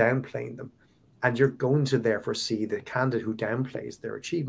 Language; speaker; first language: English; native; English